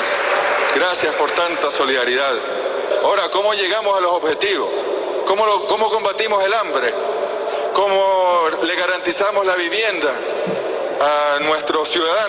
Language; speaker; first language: Spanish; native; Spanish